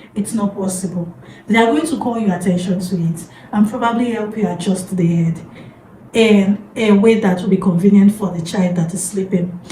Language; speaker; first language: English; non-native, local second language; Yoruba